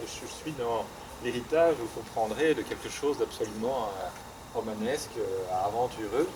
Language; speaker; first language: French; native; French